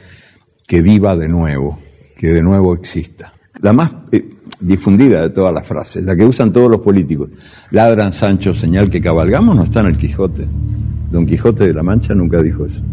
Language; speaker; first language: Spanish; native; Spanish